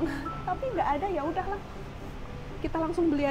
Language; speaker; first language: Indonesian; native; Indonesian